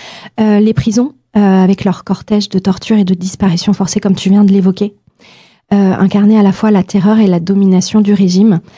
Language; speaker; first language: French; native; French